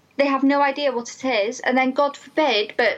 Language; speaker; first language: English; native; English